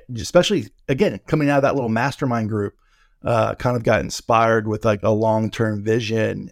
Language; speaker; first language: English; native; English